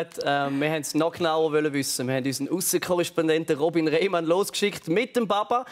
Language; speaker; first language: German; native; German